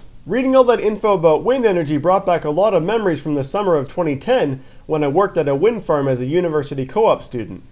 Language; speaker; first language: English; native; English